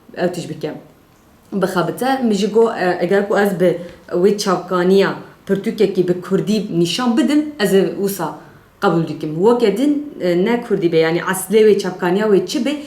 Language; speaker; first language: Kurdish; native; Kurdish